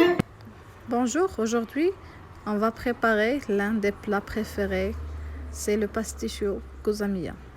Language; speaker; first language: French; non-native, local second language; Arabic